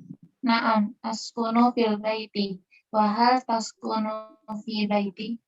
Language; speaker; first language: Arabic; non-native, learner; Indonesian